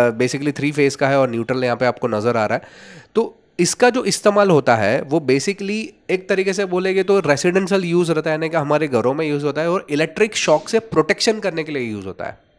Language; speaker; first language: Hindi; non-native, local second language; Gujarati